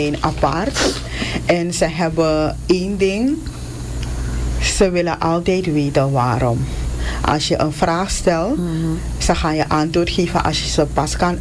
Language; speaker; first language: Dutch; non-native, local second language; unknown